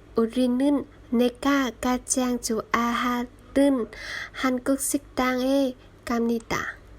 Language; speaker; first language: Korean; non-native, learner; Vietnamese